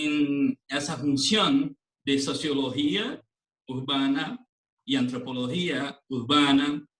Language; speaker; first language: Spanish; non-native, learner; Portuguese